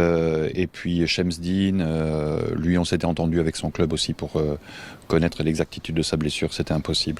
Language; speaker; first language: French; native; French